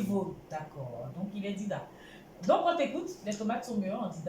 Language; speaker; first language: French; non-native, local second language; Baoulé